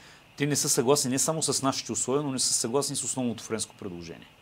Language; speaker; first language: Bulgarian; native; Bulgarian